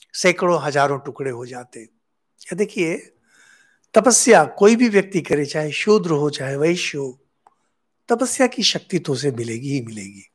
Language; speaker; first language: Hindi; non-native, local second language; Bangla